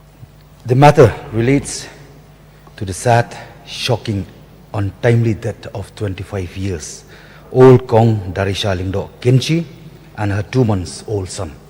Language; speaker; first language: English; non-native, local second language; Khasi